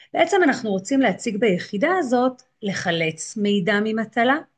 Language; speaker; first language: Hebrew; native; Hebrew